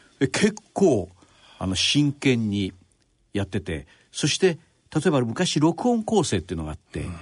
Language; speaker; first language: Japanese; native; Japanese